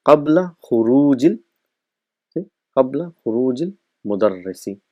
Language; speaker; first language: Arabic; non-native, fluent; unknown